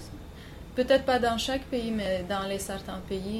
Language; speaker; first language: French; non-native, fluent; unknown